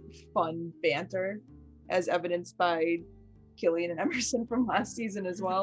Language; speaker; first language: English; native; English